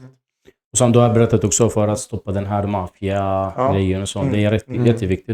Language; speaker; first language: Swedish; non-native, fluent; Arabic